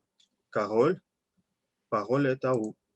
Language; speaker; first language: French; non-native, learner; Russian